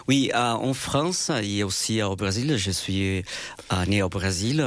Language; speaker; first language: French; non-native, fluent; Portuguese